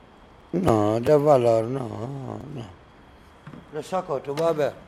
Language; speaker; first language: Spanish; non-native, learner; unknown